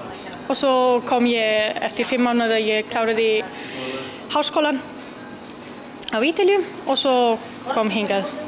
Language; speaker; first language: Icelandic; non-native, learner; Italian